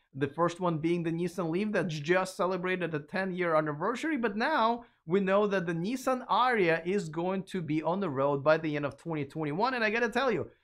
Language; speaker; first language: English; non-native, fluent; Russian